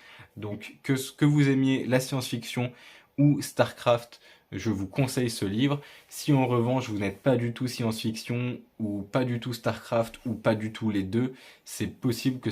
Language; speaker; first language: French; native; French